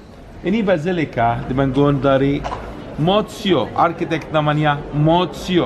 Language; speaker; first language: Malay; non-native, learner; Arabic